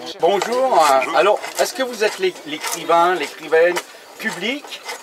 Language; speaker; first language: French; native; French